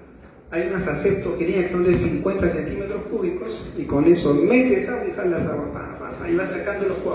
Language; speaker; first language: Spanish; native; Spanish